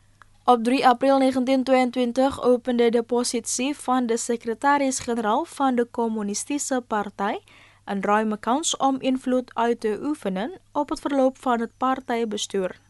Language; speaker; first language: Dutch; non-native, fluent; Indonesian